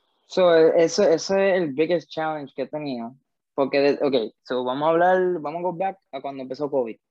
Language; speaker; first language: Spanish; native; Spanish